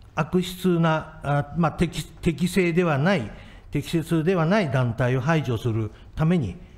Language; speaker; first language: Japanese; native; Japanese